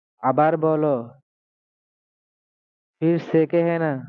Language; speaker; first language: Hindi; non-native, learner; Bangla